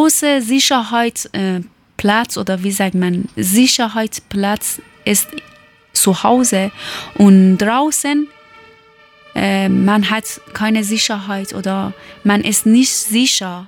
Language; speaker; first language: German; non-native, learner; Persian